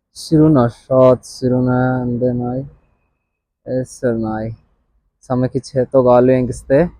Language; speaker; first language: Armenian; non-native, learner; Hindi